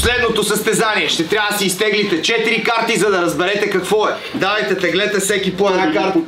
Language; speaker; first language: Bulgarian; native; Bulgarian